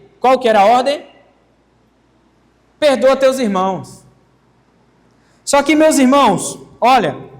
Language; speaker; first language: Portuguese; native; Portuguese